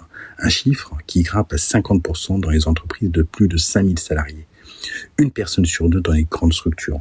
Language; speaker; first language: French; native; French